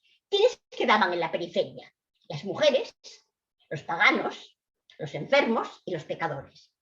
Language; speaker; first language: Spanish; native; Spanish